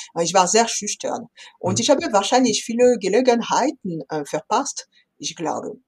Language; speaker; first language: German; non-native, fluent; French